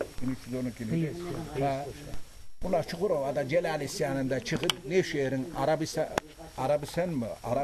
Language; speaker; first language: Turkish; native; Turkish